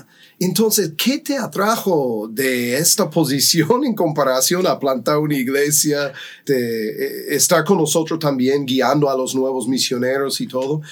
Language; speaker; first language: Spanish; non-native, fluent; English